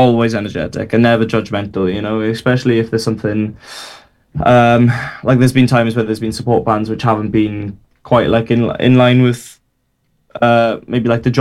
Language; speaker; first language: English; native; English